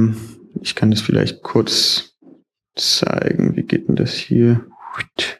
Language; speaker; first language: German; native; German